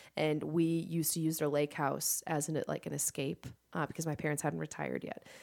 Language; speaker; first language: English; native; English